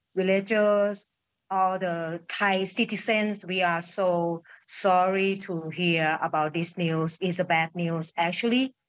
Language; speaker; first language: English; non-native, fluent; Thai